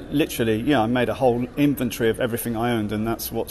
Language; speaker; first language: English; native; English